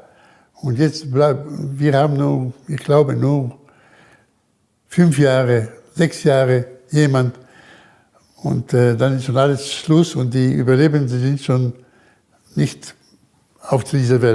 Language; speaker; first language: German; early bilingual, heritage; German